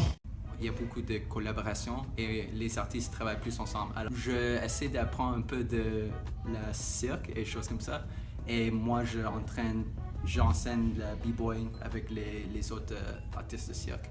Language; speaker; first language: French; non-native, local second language; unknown